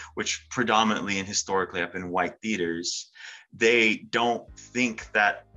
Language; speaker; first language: English; early bilingual, other home language; Spanish